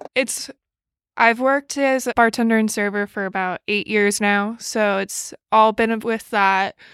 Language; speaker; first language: English; native; English